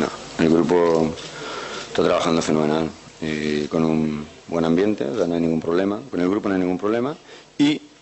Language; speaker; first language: Spanish; native; Spanish